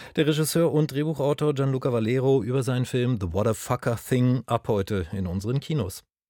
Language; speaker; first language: German; native; German